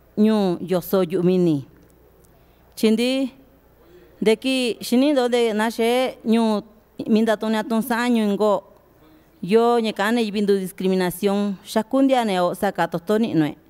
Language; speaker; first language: Spanish; non-native, local second language; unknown